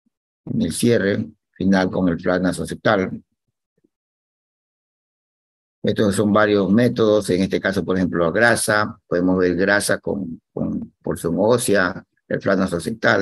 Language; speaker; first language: Spanish; native; Spanish